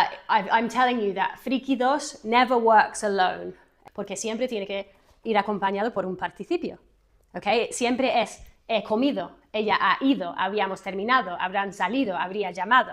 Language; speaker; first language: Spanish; non-native, fluent; English